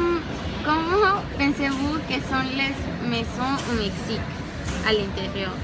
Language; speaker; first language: French; non-native, learner; Spanish